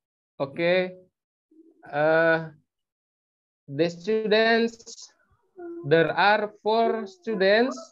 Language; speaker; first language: English; non-native, learner; Indonesian